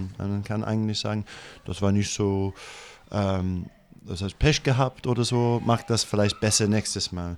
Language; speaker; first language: German; non-native, fluent; English